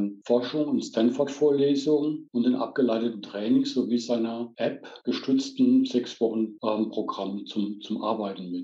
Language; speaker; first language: German; native; German